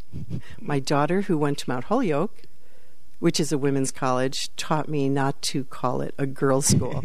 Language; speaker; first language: English; native; English